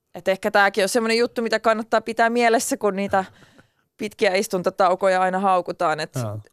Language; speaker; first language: Finnish; non-native, local second language; Swedish